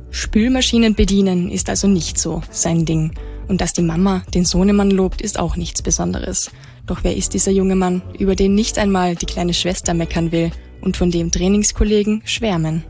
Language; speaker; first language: German; native; German